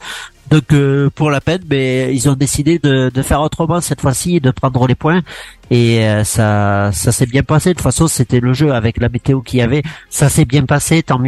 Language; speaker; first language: French; native; French